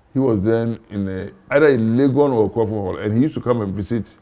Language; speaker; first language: English; non-native, local second language; Hausa